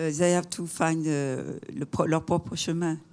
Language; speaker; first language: English; non-native, fluent; French